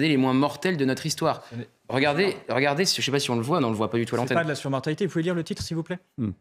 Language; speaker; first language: French; native; French